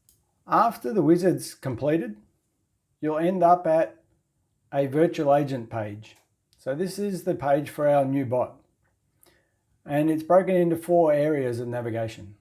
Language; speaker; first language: English; native; English